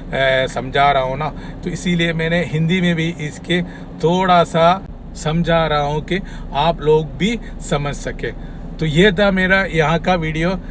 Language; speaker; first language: Hindi; non-native, local second language; Malayalam